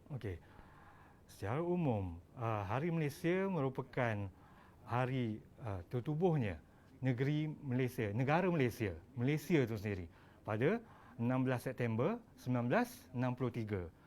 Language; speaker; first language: Malay; native; Malay